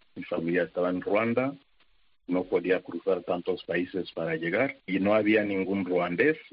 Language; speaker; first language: Spanish; non-native, fluent; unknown